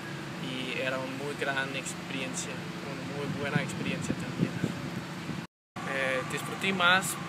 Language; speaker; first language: Spanish; non-native, learner; Danish